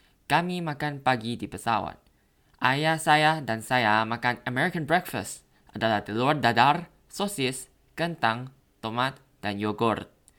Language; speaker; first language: Indonesian; non-native, learner; Thai